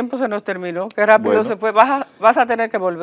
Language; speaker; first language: Spanish; native; Spanish